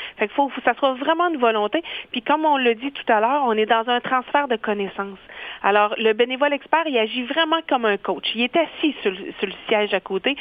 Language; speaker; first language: French; native; French